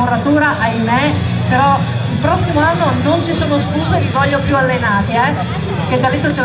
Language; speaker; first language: Italian; native; Italian